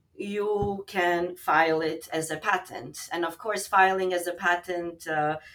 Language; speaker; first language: English; non-native, fluent; Albanian